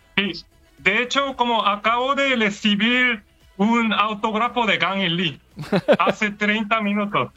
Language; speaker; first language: Spanish; non-native, fluent; Korean